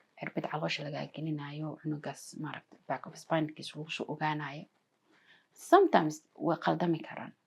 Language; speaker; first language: Somali; early bilingual, heritage; Somali